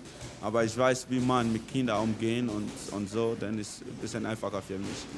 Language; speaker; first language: German; non-native, learner; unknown